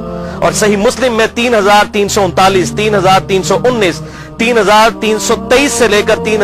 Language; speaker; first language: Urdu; non-native, local second language; Punjabi